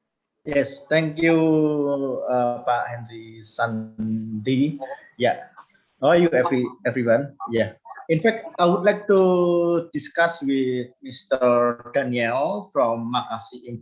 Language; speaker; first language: English; non-native, learner; Indonesian